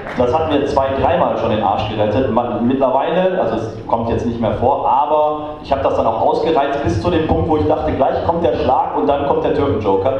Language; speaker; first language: German; native; German